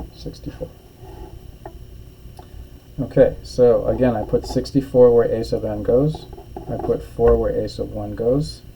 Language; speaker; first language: English; native; English